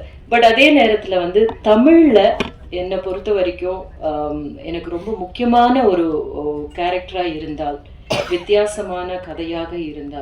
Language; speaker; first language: Tamil; native; Tamil